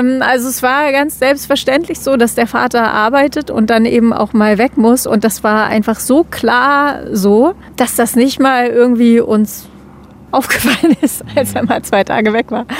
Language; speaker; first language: German; native; German